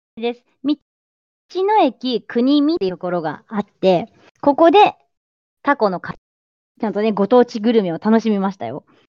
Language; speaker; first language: Japanese; native; Japanese